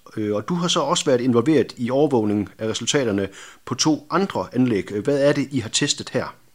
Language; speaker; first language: Danish; native; Danish